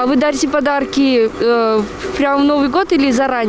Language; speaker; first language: Russian; native; Russian